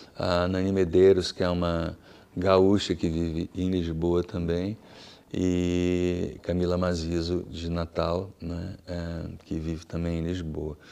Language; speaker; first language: Portuguese; native; Portuguese